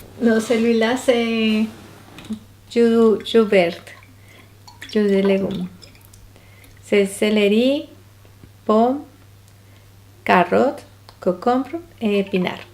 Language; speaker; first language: French; non-native, learner; Spanish